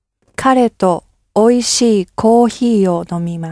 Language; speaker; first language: Japanese; non-native, learner; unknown